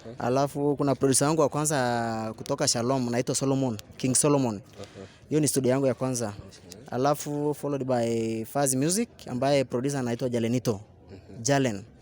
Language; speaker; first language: Swahili; non-native, local second language; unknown